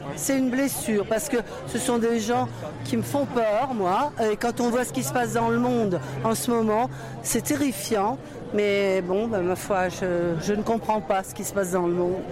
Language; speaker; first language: French; native; French